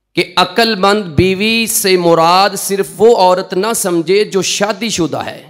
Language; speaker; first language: Urdu; non-native, local second language; Punjabi